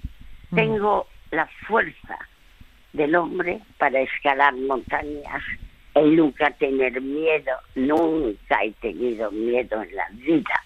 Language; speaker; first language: Spanish; early bilingual, other home language; French